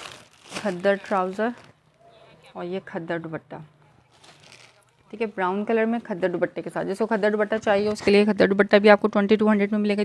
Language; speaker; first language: Urdu; native; Urdu